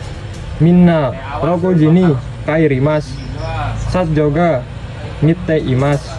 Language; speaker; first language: Japanese; non-native, learner; Indonesian